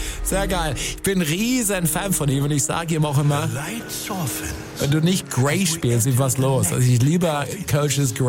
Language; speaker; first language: German; native; German